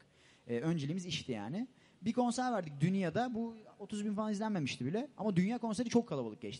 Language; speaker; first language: Turkish; native; Turkish